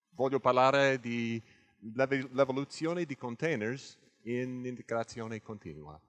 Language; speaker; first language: Italian; non-native, learner; English